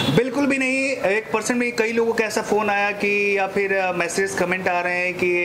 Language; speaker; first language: Hindi; native; Hindi